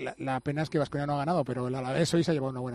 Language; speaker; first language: Spanish; native; Spanish